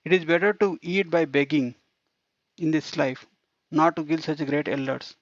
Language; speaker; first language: English; non-native, local second language; Telugu